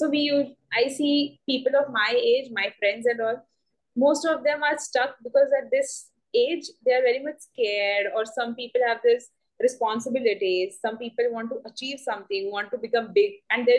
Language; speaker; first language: English; non-native, local second language; Marathi